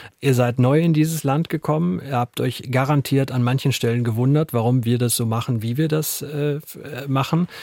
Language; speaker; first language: German; native; German